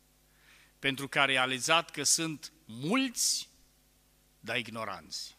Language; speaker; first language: Romanian; native; Romanian